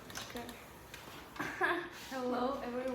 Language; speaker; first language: English; non-native, learner; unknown